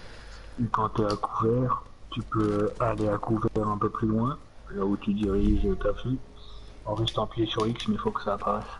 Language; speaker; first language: French; native; French